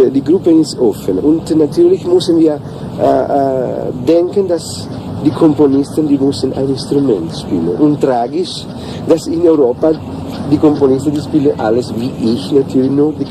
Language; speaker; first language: German; non-native, learner; Italian